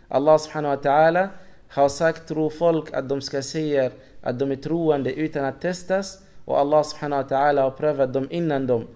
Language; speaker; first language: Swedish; non-native, fluent; Arabic